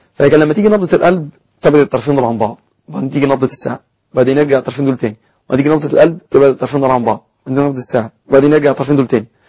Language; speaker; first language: Arabic; native; Arabic